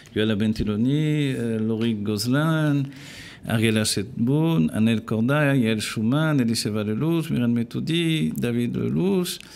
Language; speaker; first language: French; native; French